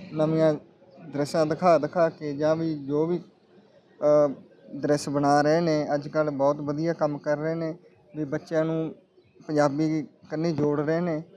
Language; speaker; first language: Punjabi; native; Punjabi